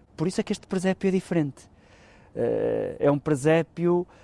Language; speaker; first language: Portuguese; native; Portuguese